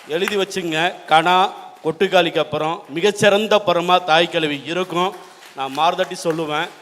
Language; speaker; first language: Tamil; native; Tamil